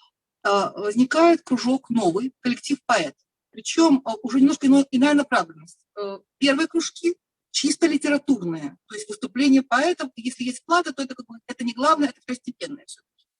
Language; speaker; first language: Russian; native; Russian